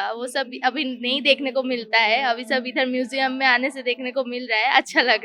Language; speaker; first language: Hindi; non-native, local second language; Bangla